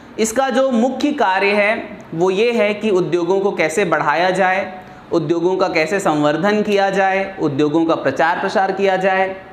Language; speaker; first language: Hindi; native; Hindi